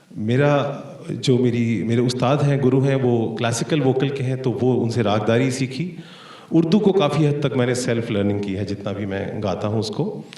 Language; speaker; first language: Hindi; native; Hindi